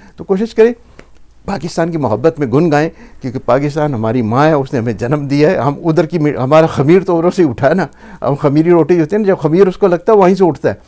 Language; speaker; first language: Urdu; native; Urdu